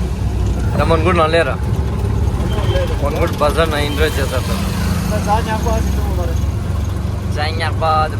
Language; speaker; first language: Hindi; non-native, local second language; Kannada